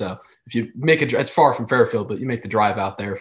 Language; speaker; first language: English; native; English